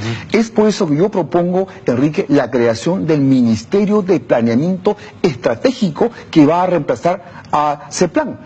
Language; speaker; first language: Spanish; non-native, local second language; Shipibo-Conibo